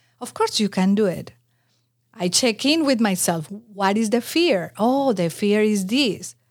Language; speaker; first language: English; non-native, fluent; Spanish